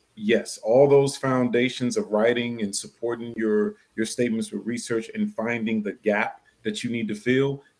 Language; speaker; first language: English; native; English